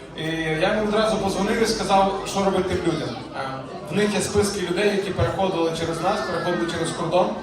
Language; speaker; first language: Ukrainian; native; Ukrainian